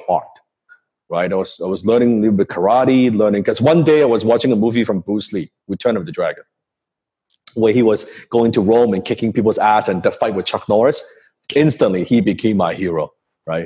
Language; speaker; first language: English; non-native, local second language; Cantonese